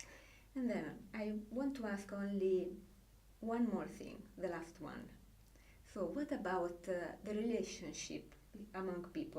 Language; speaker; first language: English; non-native, fluent; Italian